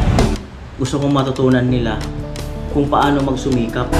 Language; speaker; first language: Filipino; native; Filipino